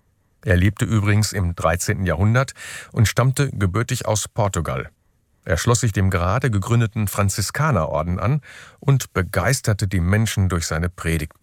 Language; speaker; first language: German; native; German